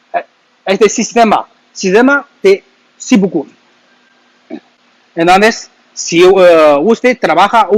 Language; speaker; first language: Spanish; non-native, learner; Chinese